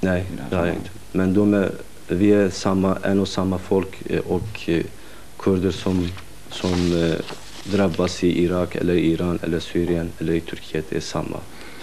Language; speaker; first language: Swedish; non-native, fluent; Kurdish